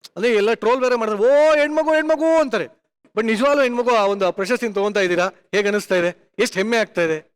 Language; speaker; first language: Kannada; native; Kannada